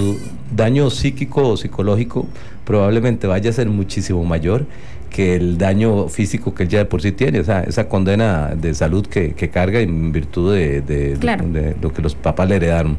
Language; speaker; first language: Spanish; native; Spanish